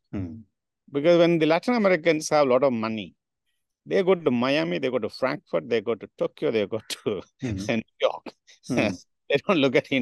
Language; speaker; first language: English; non-native, local second language; Tamil